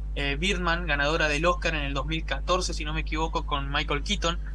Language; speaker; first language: Spanish; native; Spanish